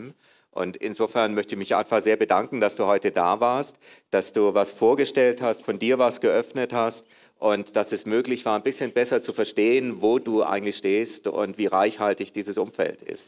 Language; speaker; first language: German; native; German